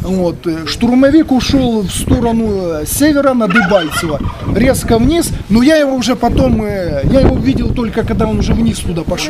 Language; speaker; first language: Russian; native; Russian